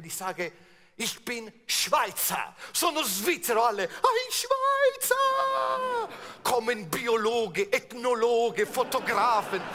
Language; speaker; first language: German; non-native, fluent; Italian